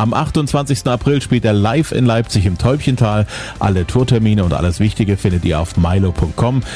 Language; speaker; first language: German; native; German